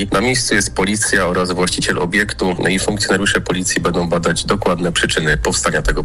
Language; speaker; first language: Polish; native; Polish